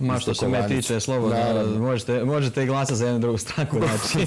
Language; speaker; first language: Croatian; native; Croatian